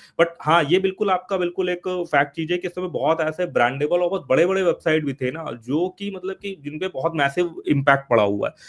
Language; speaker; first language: Hindi; native; Hindi